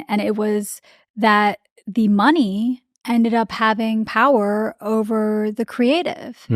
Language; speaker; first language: English; early bilingual, other home language; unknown